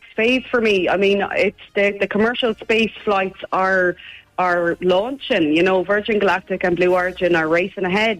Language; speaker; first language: English; native; English